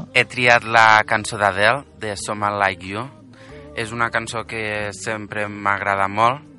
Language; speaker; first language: Catalan; native; Catalan